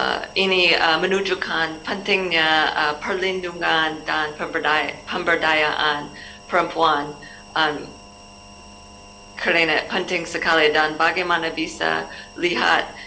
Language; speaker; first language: Indonesian; non-native, learner; English